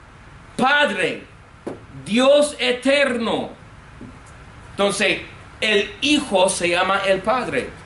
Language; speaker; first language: Spanish; non-native, fluent; English